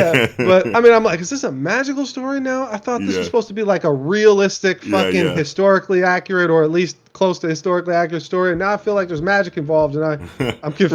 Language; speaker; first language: English; native; English